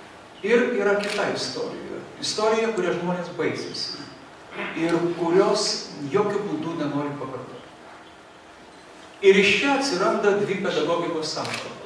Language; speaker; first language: Lithuanian; native; Lithuanian